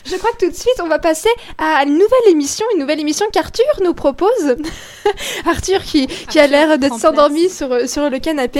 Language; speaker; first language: French; native; French